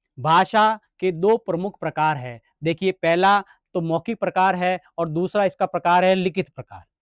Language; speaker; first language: Hindi; native; Hindi